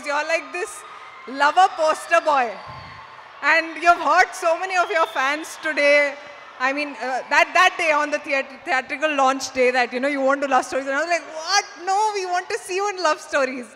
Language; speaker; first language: Telugu; non-native, local second language; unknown